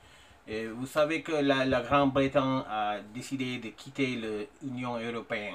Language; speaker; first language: French; non-native, fluent; English